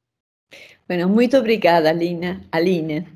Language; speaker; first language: Portuguese; non-native, fluent; Spanish